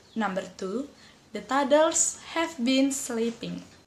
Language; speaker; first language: English; non-native, learner; Indonesian